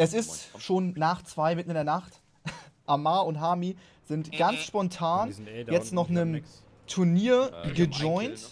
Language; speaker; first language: German; native; German